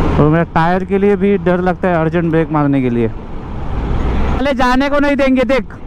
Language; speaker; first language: Hindi; non-native, local second language; Marathi